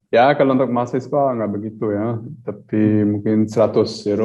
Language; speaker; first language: Indonesian; early bilingual, heritage; German